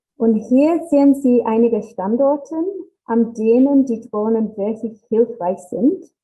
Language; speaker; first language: German; non-native, learner; English